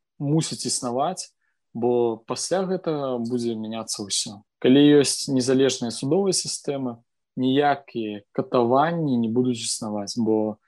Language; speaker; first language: Belarusian; non-native, local second language; Russian